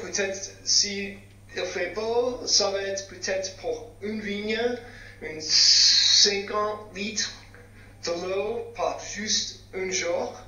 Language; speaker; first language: French; non-native, fluent; English